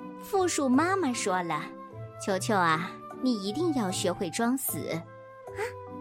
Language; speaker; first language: Chinese; native; Chinese